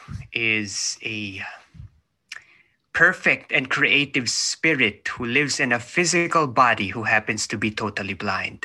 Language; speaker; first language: English; non-native, local second language; Filipino